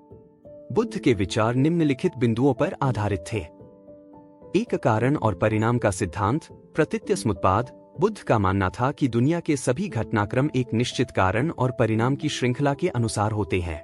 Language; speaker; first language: Hindi; native; Hindi